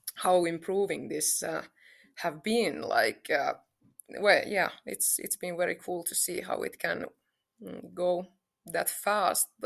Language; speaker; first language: English; non-native, fluent; Finnish